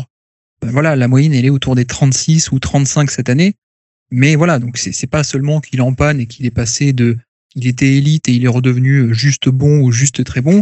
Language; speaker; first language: French; native; French